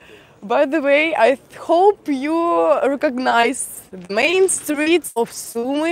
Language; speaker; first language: English; non-native, fluent; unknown